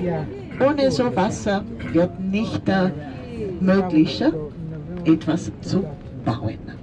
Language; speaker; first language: German; non-native, fluent; Italian